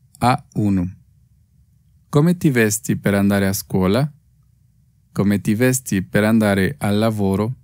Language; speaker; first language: Italian; non-native, fluent; Spanish